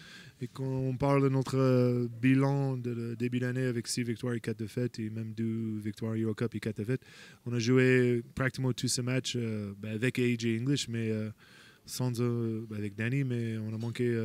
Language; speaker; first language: French; non-native, fluent; English